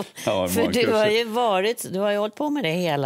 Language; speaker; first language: Swedish; native; Swedish